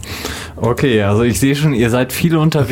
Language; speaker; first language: German; native; German